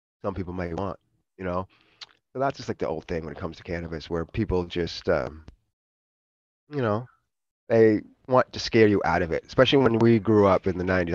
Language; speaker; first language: English; native; English